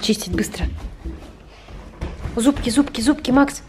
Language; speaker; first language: Russian; native; Russian